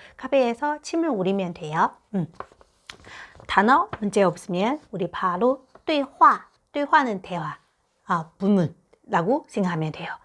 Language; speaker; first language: Korean; non-native, fluent; Chinese